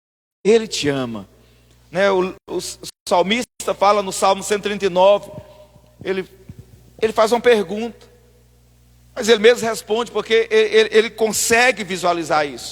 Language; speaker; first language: Portuguese; native; Portuguese